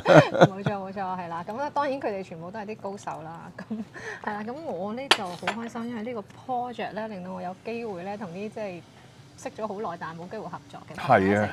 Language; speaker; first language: Cantonese; native; Cantonese